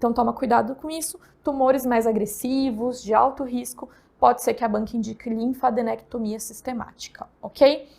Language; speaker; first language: Portuguese; native; Portuguese